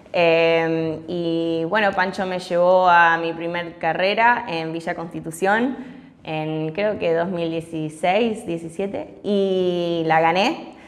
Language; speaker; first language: Spanish; early bilingual, other home language; English